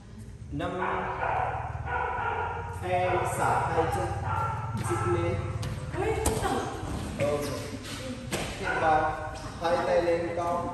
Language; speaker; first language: Vietnamese; non-native, learner; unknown